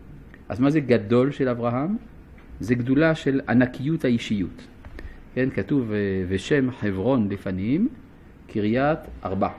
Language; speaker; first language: Hebrew; non-native, fluent; French